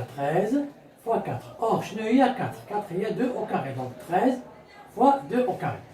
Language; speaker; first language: French; non-native, local second language; Arabic